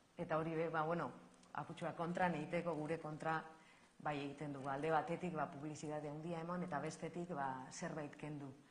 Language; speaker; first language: Basque; native; Basque